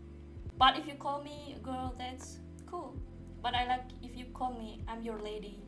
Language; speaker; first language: English; non-native, learner; Indonesian